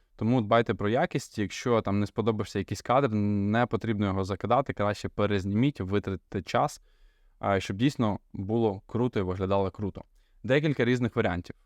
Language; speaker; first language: Ukrainian; non-native, local second language; Russian